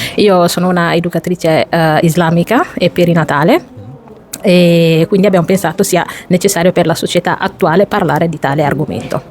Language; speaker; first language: Italian; non-native, fluent; Fula